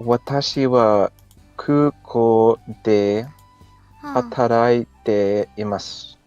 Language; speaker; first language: Japanese; non-native, learner; English